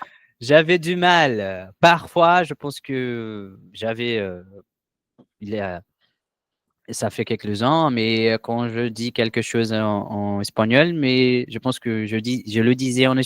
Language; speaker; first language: French; non-native, learner; Portuguese